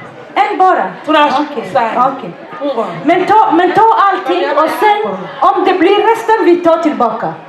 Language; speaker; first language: Swedish; non-native, fluent; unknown